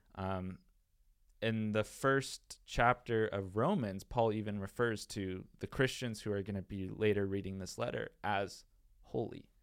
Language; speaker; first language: English; native; English